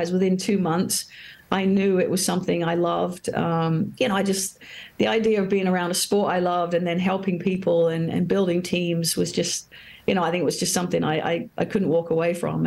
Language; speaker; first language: English; native; English